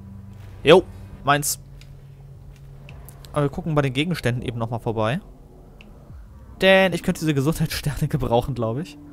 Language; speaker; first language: German; native; German